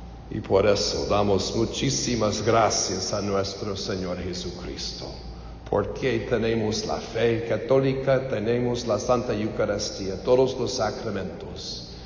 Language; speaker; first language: Spanish; non-native, learner; English